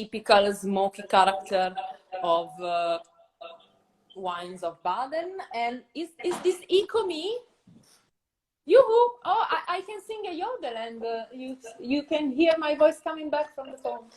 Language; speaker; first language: English; non-native, fluent; Italian